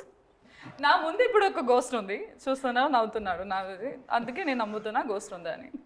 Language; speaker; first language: Telugu; non-native, learner; Malayalam